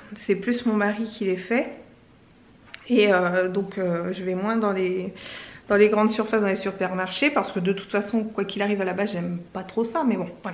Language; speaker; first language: French; native; French